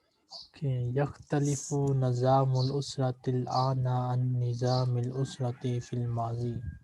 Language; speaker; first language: Arabic; non-native, fluent; Urdu